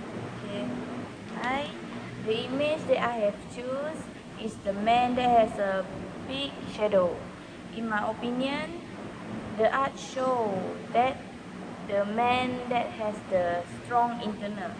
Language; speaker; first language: English; non-native, learner; Malay